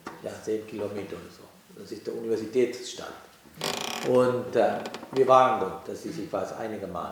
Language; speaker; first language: German; non-native, learner; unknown